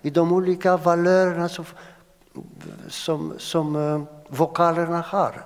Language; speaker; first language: Swedish; non-native, fluent; Greek